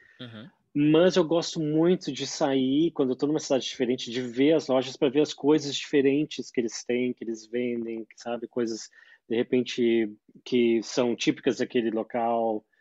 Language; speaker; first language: Portuguese; native; Portuguese